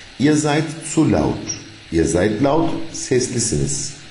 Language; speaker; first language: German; non-native, fluent; Turkish